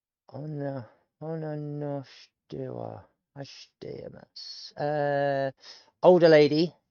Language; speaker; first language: Japanese; non-native, learner; English